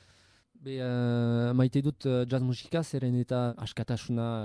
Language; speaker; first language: Basque; non-native, local second language; French